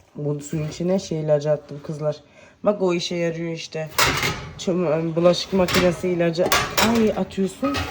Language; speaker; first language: Turkish; early bilingual, heritage; Turkish